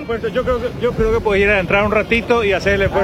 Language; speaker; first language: Spanish; native; Spanish